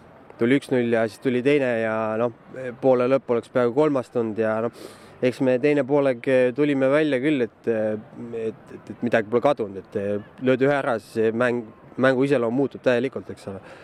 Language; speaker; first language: Estonian; native; Estonian